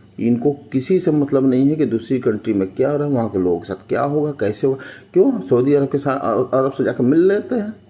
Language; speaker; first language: Hindi; native; Hindi